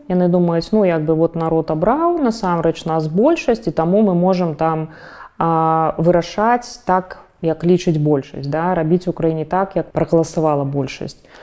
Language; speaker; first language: Belarusian; native; Belarusian